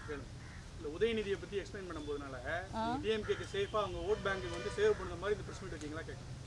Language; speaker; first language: Tamil; native; Tamil